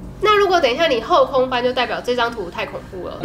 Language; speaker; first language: Chinese; native; Chinese